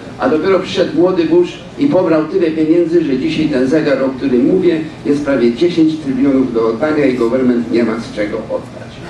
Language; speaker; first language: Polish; native; Polish